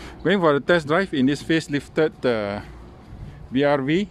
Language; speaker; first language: English; non-native, local second language; Malay